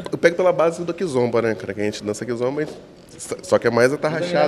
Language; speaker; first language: Portuguese; native; Portuguese